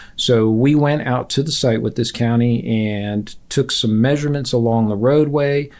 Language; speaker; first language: English; native; English